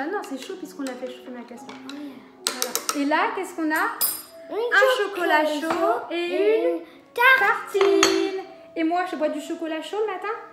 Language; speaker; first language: French; native; French